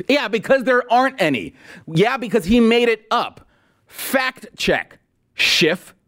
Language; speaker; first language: English; native; English